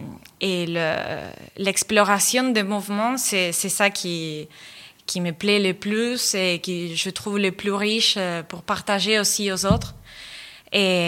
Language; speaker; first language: French; non-native, fluent; Spanish